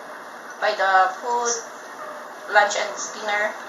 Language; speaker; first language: English; non-native, learner; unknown